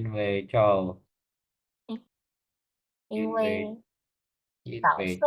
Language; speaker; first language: Chinese; non-native, learner; Indonesian